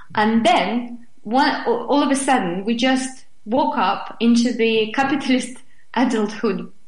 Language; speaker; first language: English; non-native, fluent; Russian